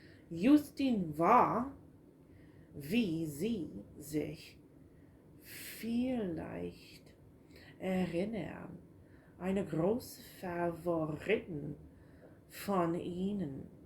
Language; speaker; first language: German; non-native, learner; English